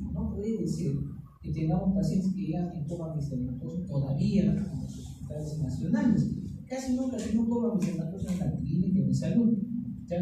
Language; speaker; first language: Spanish; native; Spanish